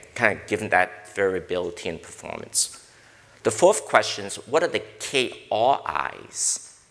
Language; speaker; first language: English; native; English